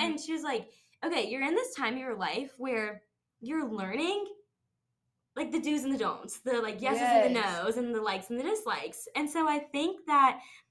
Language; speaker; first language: English; native; English